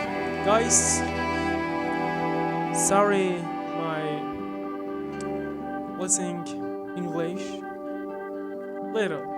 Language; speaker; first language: English; non-native, learner; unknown